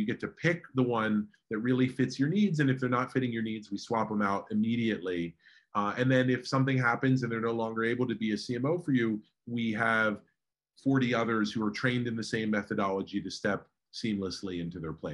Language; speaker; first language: English; early bilingual, other home language; Spanish